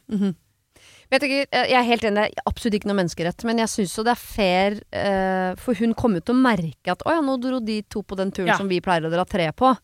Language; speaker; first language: Norwegian; native; Norwegian